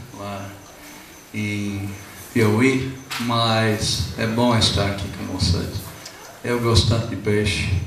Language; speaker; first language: Portuguese; non-native, fluent; English